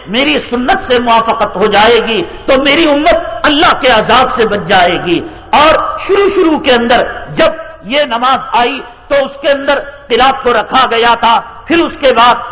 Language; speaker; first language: Urdu; native; Urdu